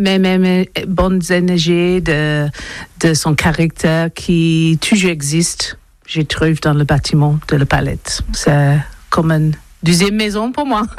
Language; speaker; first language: French; non-native, learner; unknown